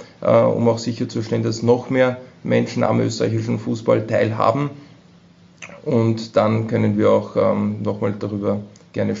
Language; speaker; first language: German; native; German